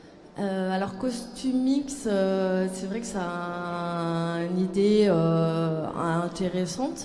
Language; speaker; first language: French; native; French